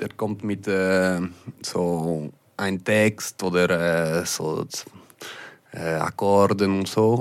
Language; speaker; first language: German; non-native, local second language; French